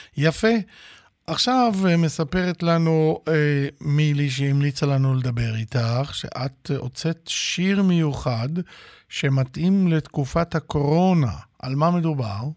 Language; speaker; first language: Hebrew; native; Hebrew